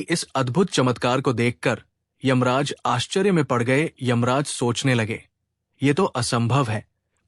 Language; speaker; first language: Hindi; native; Hindi